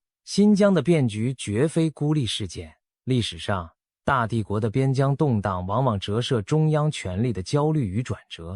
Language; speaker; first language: Chinese; native; Chinese